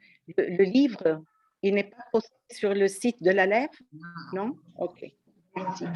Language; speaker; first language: French; non-native, local second language; Arabic